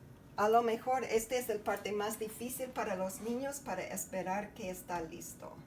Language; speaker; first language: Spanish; non-native, learner; English